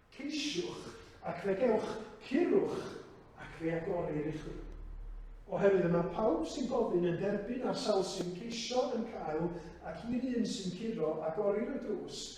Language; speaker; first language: Welsh; native; Welsh